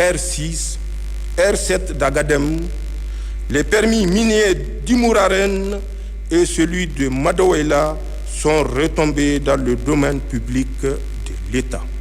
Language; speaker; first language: French; non-native, local second language; Hausa